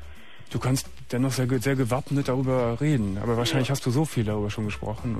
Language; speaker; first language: German; native; German